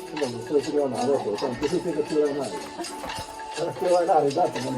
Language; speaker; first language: Chinese; native; Chinese